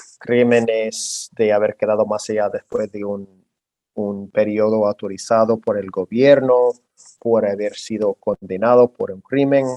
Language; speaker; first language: Spanish; non-native, fluent; English